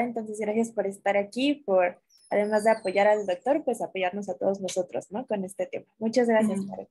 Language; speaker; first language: Spanish; native; Spanish